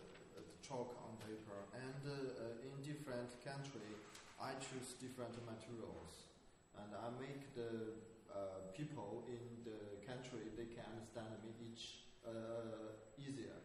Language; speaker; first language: English; non-native, learner; Chinese